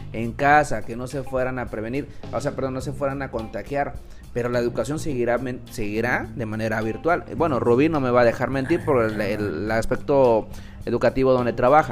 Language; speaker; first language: Spanish; native; Spanish